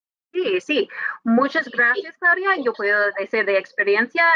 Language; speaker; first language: Spanish; non-native, fluent; English